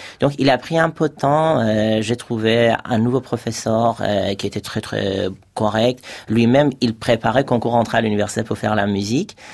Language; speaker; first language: French; non-native, fluent; Persian